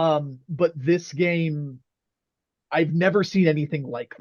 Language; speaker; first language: English; native; English